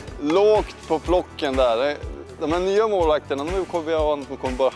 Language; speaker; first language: Swedish; native; Swedish